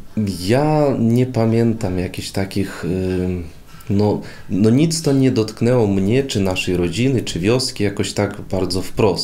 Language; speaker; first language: Polish; non-native, fluent; Russian